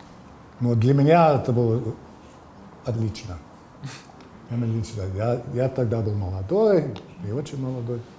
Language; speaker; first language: Russian; non-native, fluent; English